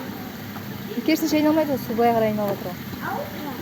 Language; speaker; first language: Kazakh; native; Kazakh